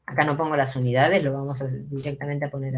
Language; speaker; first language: Spanish; native; Spanish